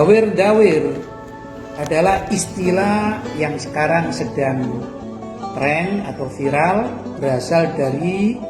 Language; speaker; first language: Indonesian; native; Indonesian